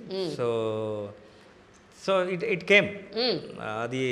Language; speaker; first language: Telugu; non-native, learner; Kannada